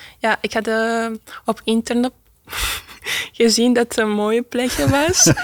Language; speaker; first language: Dutch; non-native, learner; Italian